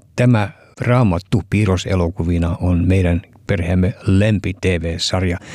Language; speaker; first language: Finnish; early bilingual, heritage; Finnish